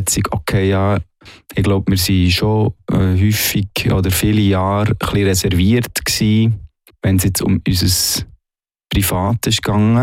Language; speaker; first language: German; native; German